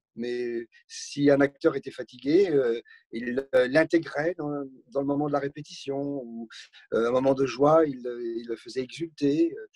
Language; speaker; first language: French; native; French